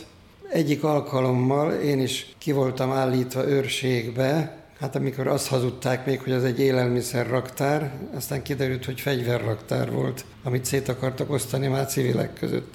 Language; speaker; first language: Hungarian; native; Hungarian